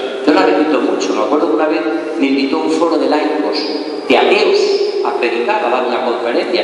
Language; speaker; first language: Spanish; native; Spanish